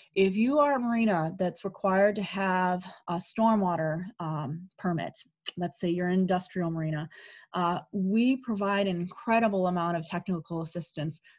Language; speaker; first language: English; native; English